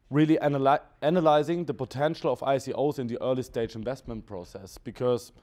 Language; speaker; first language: English; non-native, fluent; German